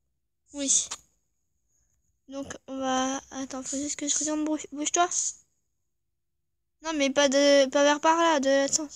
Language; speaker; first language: French; native; French